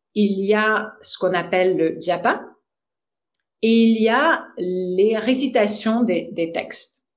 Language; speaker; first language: French; non-native, fluent; Russian